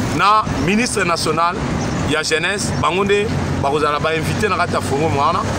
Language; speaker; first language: Lingala; non-native, local second language; Kongo